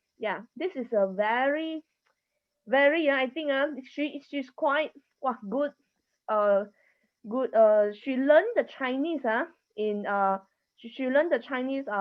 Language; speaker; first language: English; non-native, learner; Chinese